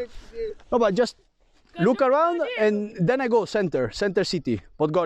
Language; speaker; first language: English; non-native, learner; Italian